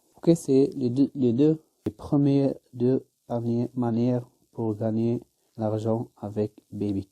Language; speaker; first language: French; non-native, learner; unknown